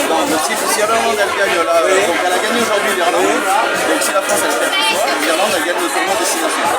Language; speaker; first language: French; native; French